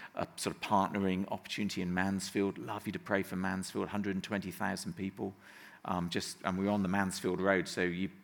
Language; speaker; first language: English; native; English